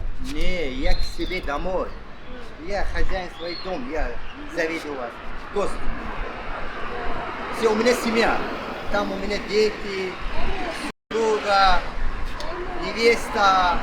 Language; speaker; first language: Russian; non-native, local second language; Tajik